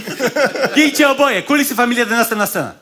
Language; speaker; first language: Polish; native; Polish